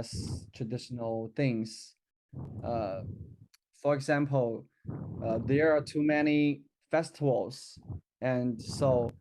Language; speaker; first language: English; non-native, learner; Chinese